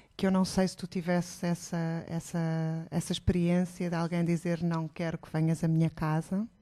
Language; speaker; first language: Portuguese; native; Portuguese